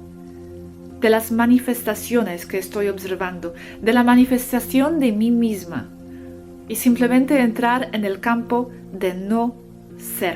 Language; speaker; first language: Spanish; non-native, fluent; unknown